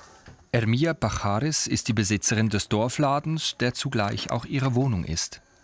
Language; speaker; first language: German; native; German